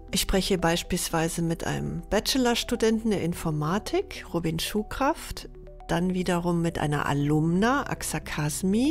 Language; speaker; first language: German; native; German